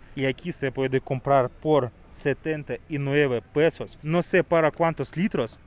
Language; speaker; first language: Spanish; non-native, learner; Russian